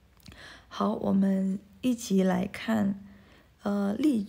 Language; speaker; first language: Chinese; non-native, fluent; Indonesian